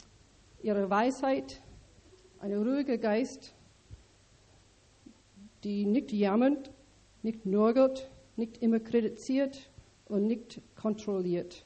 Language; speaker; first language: German; non-native, learner; English